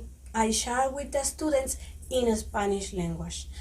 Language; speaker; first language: English; non-native, learner; Spanish